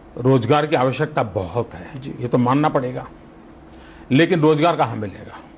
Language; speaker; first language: Hindi; non-native, local second language; Gujarati